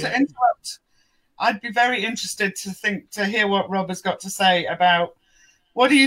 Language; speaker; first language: English; native; English